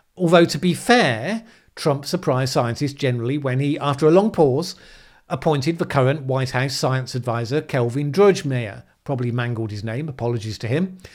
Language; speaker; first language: English; native; English